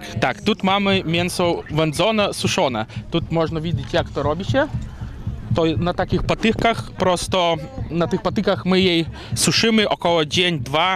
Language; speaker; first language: Polish; non-native, learner; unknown